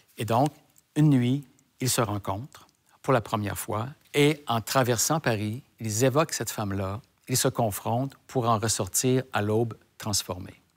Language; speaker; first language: French; native; French